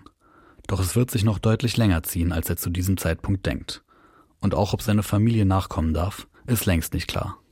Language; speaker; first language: German; native; German